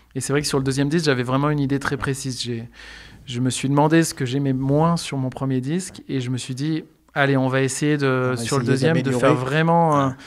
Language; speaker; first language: French; native; French